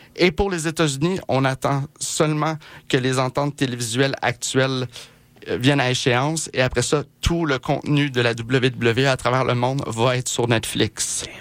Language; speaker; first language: French; native; French